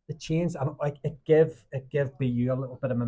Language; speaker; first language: English; native; English